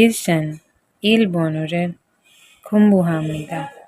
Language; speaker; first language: Korean; non-native, fluent; Hindi